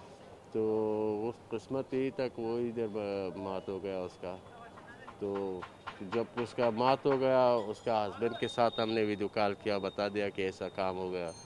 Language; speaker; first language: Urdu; non-native, learner; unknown